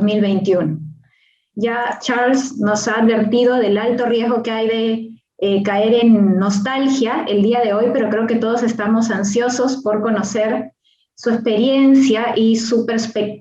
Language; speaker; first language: Spanish; native; Spanish